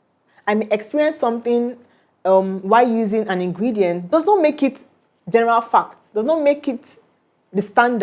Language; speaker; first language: English; non-native, local second language; Igbo